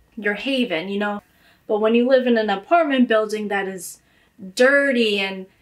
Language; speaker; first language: English; native; English